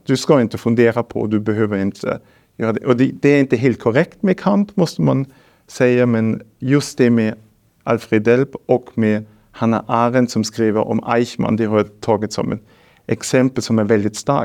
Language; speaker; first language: Swedish; non-native, fluent; German